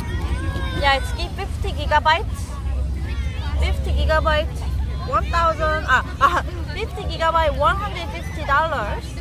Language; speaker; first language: English; non-native, learner; Korean